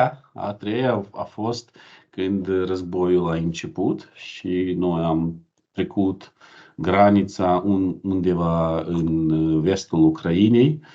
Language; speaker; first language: Romanian; non-native, learner; Ukrainian